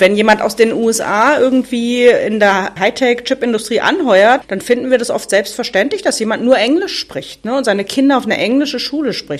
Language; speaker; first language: German; native; German